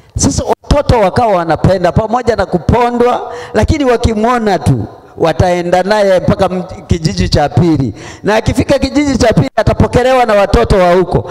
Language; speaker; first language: Swahili; non-native, local second language; Sukuma